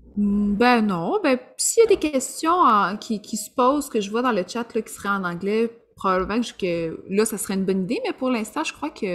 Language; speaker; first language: French; native; French